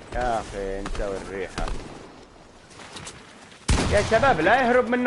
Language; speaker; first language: Arabic; native; Arabic